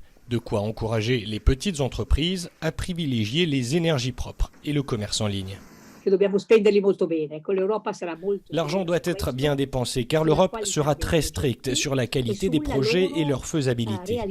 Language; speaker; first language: French; native; French